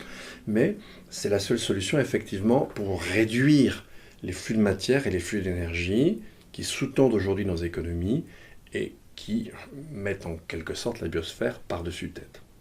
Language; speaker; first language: French; native; French